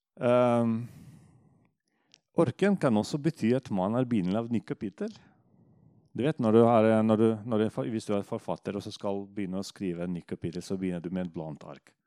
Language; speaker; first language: Norwegian; non-native, fluent; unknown